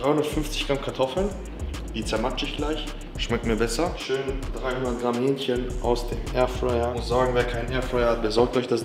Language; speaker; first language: German; native; German